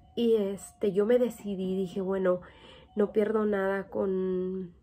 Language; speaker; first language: Spanish; native; Spanish